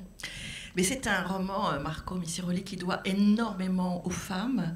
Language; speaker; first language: French; native; French